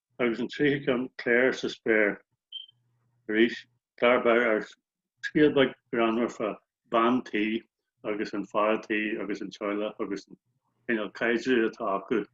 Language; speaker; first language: Irish; native; Irish